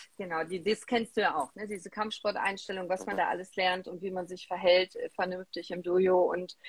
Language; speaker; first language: German; native; German